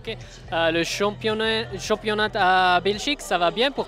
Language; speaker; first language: French; non-native, local second language; German